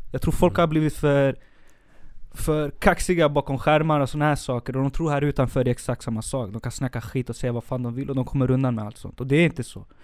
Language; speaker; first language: Swedish; early bilingual, other home language; Spanish